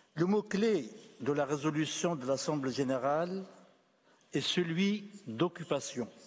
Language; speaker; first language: French; non-native, local second language; Arabic